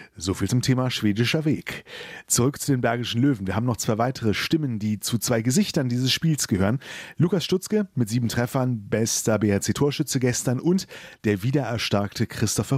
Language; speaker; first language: German; native; German